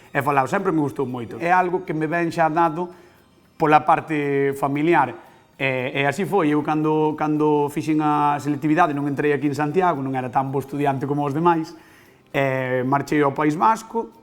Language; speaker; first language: Galician; native; Galician